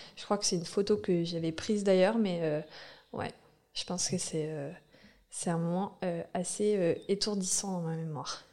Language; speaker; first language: French; native; French